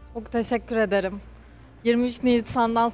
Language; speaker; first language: Turkish; native; Turkish